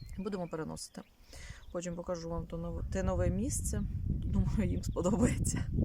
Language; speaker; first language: Ukrainian; non-native, local second language; Russian